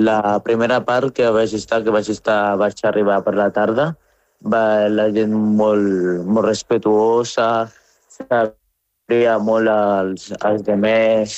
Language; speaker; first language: Catalan; non-native, fluent; Arabic